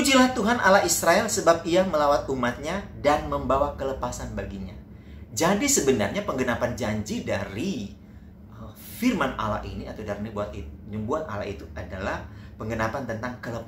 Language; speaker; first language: Indonesian; native; Indonesian